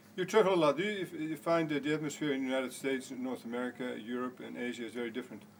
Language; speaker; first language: English; non-native, fluent; Dutch